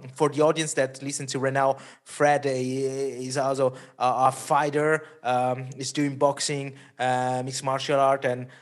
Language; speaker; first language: English; non-native, fluent; Italian